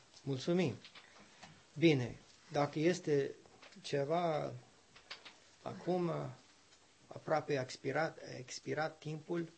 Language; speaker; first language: Romanian; non-native, learner; English